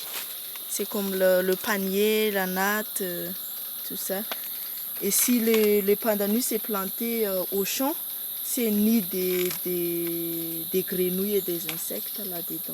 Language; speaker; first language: French; non-native, local second language; Malagasy